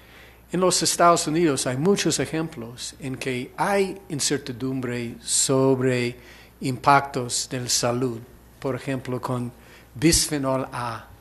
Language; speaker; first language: Spanish; non-native, fluent; English